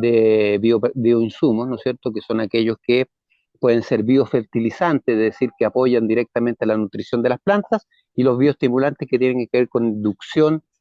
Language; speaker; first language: Spanish; native; Spanish